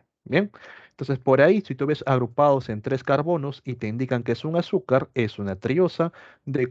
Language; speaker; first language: Spanish; native; Spanish